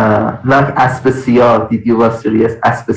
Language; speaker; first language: English; non-native, learner; Persian